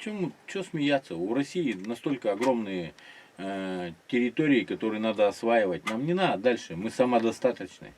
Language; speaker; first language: Russian; native; Russian